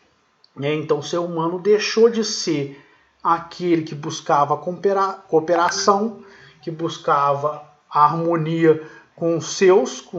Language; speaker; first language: Portuguese; native; Portuguese